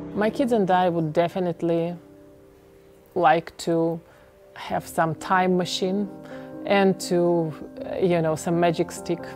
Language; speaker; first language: English; non-native, fluent; Ukrainian